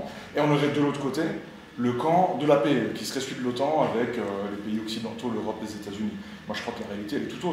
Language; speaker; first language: French; native; French